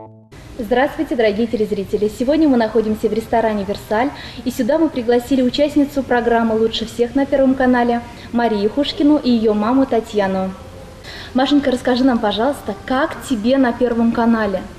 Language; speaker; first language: Russian; native; Russian